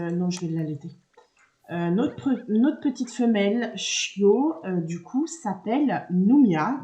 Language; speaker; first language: French; native; French